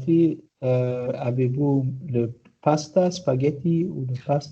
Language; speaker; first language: French; non-native, learner; Arabic